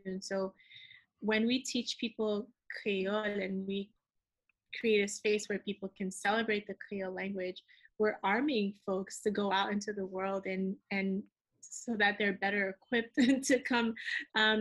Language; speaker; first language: English; early bilingual, other home language; Haitian Creole